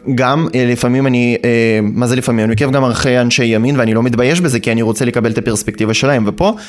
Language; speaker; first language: Hebrew; non-native, fluent; Russian